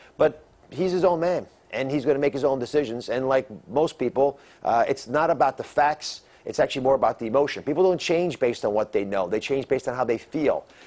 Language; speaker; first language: English; native; English